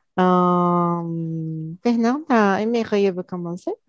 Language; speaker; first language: French; non-native, learner; Portuguese